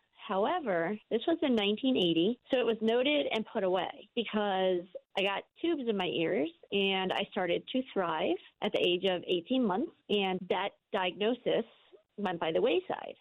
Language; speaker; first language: English; native; English